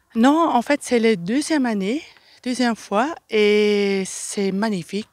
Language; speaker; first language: French; non-native, fluent; German